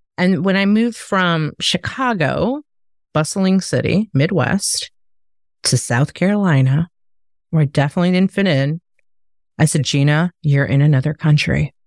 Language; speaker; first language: English; native; English